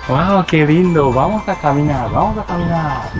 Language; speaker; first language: Spanish; non-native, learner; Japanese